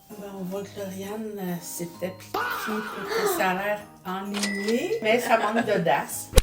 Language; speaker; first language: French; native; French